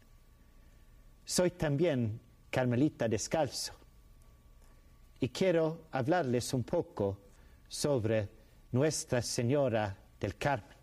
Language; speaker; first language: Spanish; non-native, fluent; Swedish